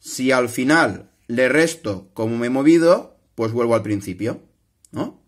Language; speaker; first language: Spanish; non-native, local second language; Catalan